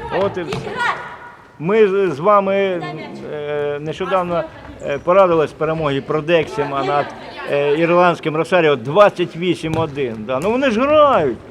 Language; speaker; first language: Ukrainian; non-native, local second language; Russian